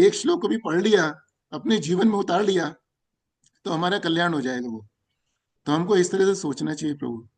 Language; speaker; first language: Hindi; native; Hindi